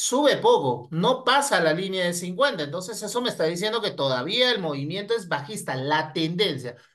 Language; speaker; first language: Spanish; native; Spanish